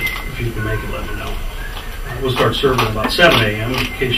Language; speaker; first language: English; native; English